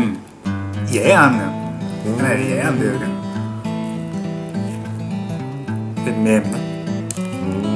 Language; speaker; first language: Vietnamese; non-native, learner; Japanese